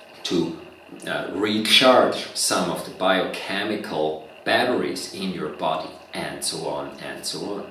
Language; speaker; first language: English; non-native, fluent; German